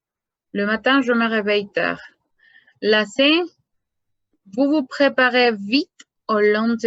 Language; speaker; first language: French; non-native, fluent; Spanish